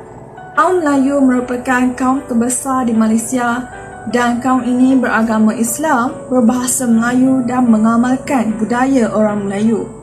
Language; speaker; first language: Malay; native; Malay